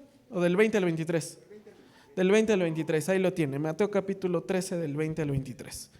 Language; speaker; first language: Spanish; native; Spanish